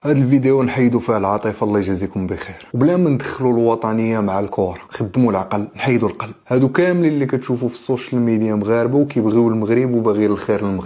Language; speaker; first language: Arabic; native; Arabic